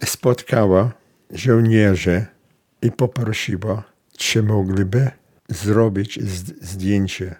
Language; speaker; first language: Polish; non-native, learner; English